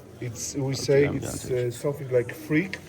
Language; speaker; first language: English; non-native, learner; Polish